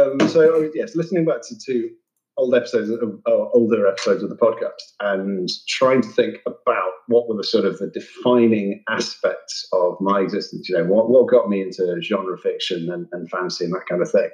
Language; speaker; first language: English; native; English